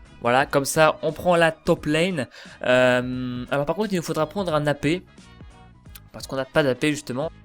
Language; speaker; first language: French; native; French